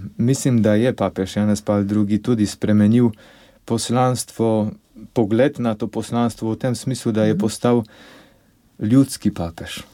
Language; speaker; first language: Slovenian; non-native, fluent; Polish